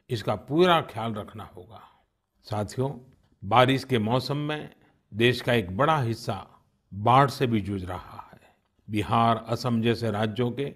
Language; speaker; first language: Hindi; non-native, local second language; Gujarati